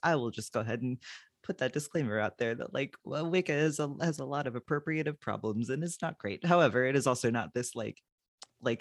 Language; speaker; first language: English; native; English